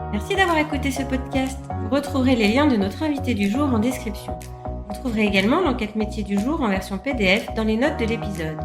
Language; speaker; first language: French; native; French